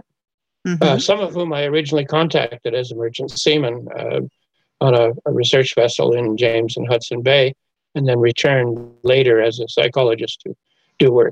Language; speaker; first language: English; native; English